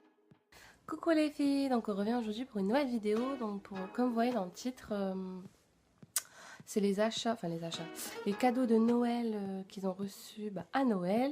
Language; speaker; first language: French; native; French